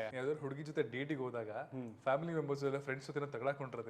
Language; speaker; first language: Kannada; native; Kannada